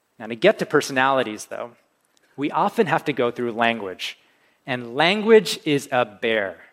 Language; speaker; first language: English; early bilingual, other home language; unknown